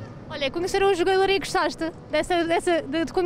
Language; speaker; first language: Portuguese; native; Portuguese